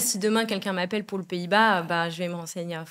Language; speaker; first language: French; native; French